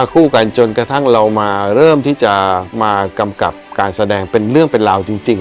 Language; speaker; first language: Thai; early bilingual, heritage; Thai